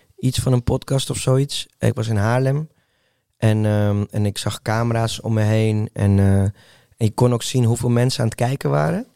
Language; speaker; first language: Dutch; early bilingual, other home language; Spanish